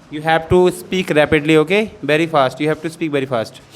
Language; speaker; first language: English; non-native, fluent; Hindi